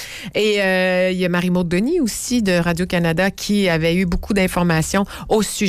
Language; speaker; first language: French; native; French